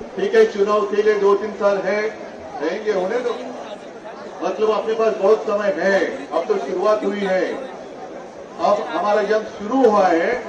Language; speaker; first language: Hindi; non-native, local second language; Marathi